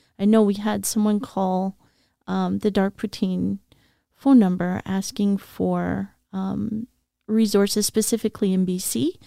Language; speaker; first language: English; native; English